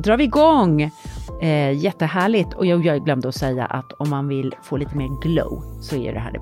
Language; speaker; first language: Swedish; native; Swedish